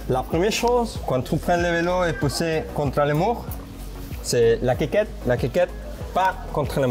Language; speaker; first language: French; non-native, learner; Spanish